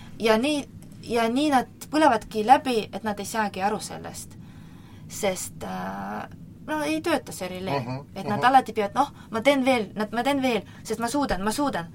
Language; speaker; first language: Estonian; non-native, local second language; Russian